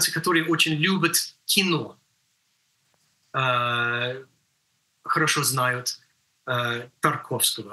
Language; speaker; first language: Russian; non-native, fluent; English